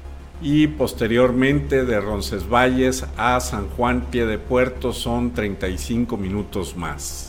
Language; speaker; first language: Spanish; native; Spanish